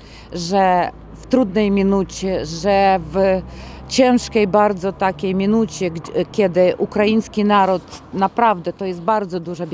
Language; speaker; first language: Polish; non-native, learner; Ukrainian